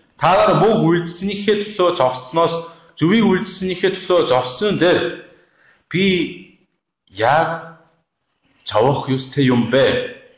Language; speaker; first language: Mongolian; non-native, fluent; Korean